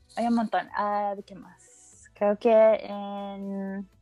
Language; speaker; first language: Spanish; early bilingual, heritage; Spanish